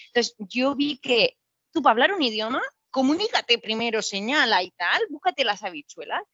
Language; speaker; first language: Spanish; native; Spanish